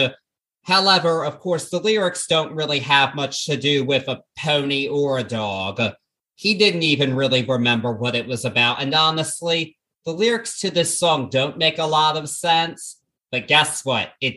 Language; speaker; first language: English; native; English